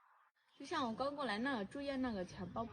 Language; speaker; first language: Chinese; non-native, learner; Lao